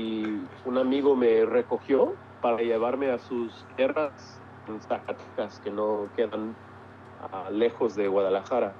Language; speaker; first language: Spanish; early bilingual, heritage; English